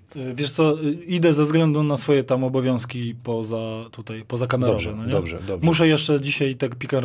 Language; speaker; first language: Polish; native; Polish